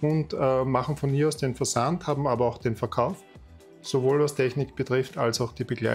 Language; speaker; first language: German; native; German